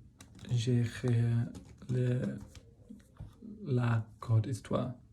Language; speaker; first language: French; non-native, learner; English